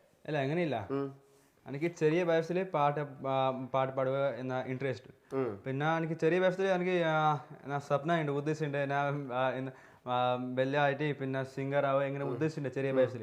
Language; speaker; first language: Malayalam; non-native, local second language; Bangla